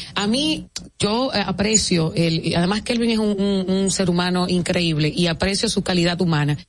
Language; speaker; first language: Spanish; native; Spanish